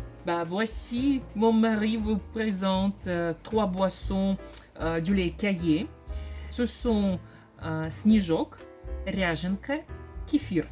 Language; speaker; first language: French; non-native, fluent; Russian